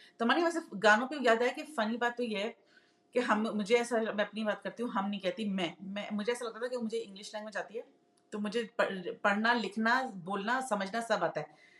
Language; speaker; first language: Urdu; native; Urdu